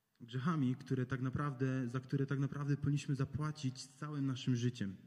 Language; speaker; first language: Polish; native; Polish